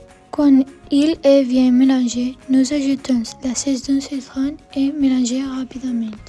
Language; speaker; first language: French; non-native, learner; English